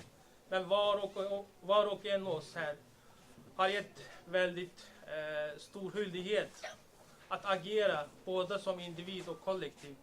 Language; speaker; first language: Swedish; non-native, learner; Uyghur